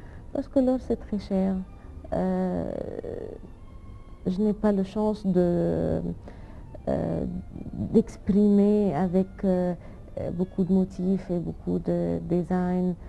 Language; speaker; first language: French; non-native, fluent; Arabic